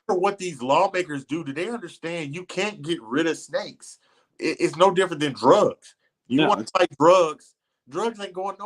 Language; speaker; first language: English; native; English